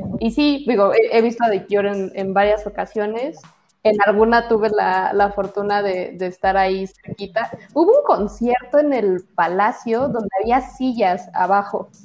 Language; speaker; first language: Spanish; native; Spanish